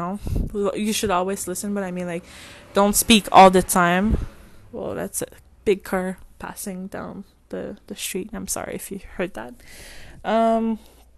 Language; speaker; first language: English; non-native, fluent; French